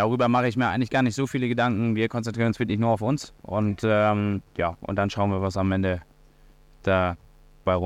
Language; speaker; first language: German; native; German